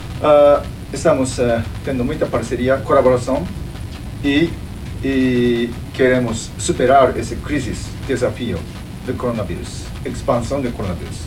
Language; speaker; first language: Portuguese; non-native, fluent; Japanese